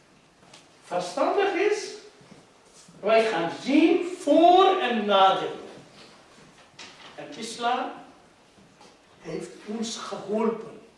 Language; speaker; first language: Dutch; non-native, fluent; Urdu